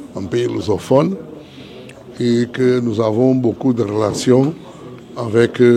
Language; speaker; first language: French; non-native, fluent; Portuguese